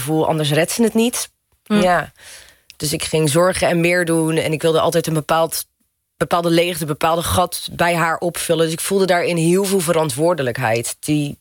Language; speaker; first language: Dutch; native; Dutch